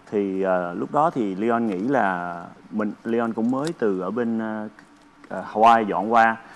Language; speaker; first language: Vietnamese; early bilingual, heritage; Vietnamese